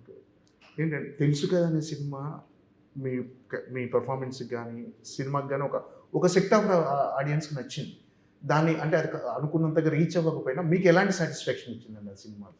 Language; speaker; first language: Telugu; native; Telugu